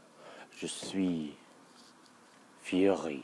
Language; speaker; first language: French; non-native, learner; English